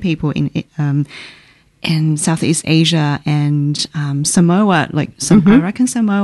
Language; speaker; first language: English; non-native, fluent; Chinese